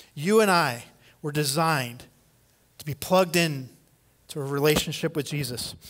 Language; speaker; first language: English; native; English